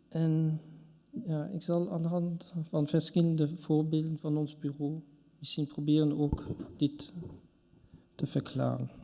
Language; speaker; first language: Dutch; non-native, local second language; French